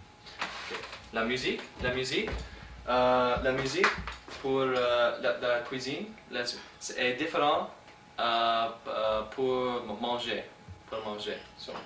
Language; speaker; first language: French; non-native, learner; English